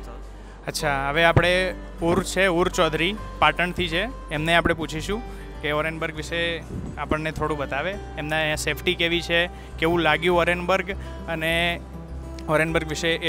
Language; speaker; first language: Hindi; non-native, local second language; Gujarati